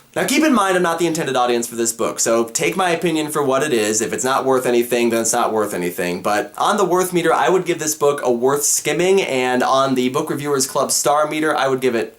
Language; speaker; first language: English; native; English